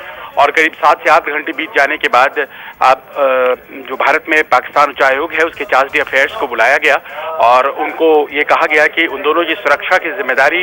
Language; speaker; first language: Hindi; native; Hindi